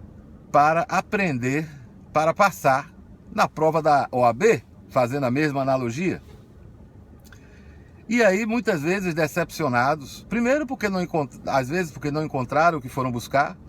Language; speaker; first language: Portuguese; native; Portuguese